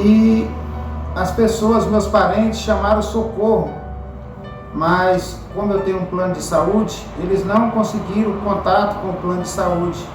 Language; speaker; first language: Portuguese; native; Portuguese